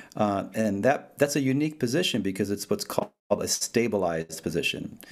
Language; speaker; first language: English; early bilingual, other home language; Italian